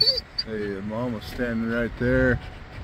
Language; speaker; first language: English; native; English